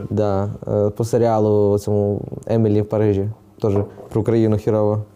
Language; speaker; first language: Ukrainian; native; Ukrainian